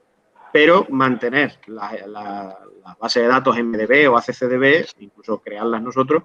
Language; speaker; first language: Spanish; native; Spanish